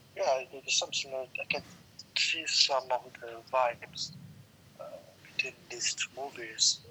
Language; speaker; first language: English; non-native, local second language; Malay